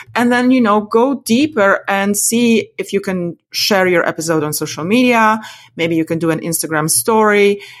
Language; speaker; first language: English; non-native, fluent; Polish